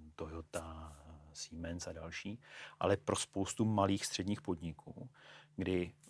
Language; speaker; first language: Czech; native; Czech